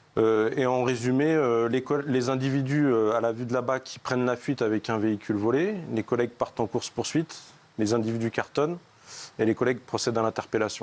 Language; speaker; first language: French; native; French